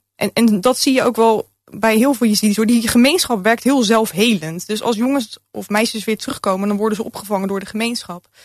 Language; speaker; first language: Dutch; native; Dutch